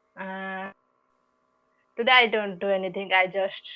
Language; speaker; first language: English; non-native, learner; Odia